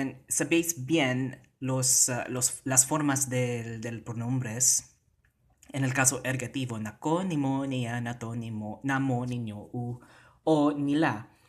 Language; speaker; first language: Spanish; non-native, fluent; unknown